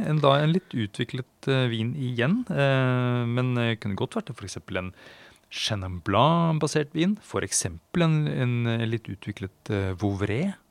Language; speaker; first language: Norwegian; non-native, fluent; Swedish